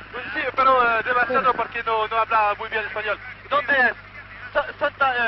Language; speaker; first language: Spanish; non-native, learner; French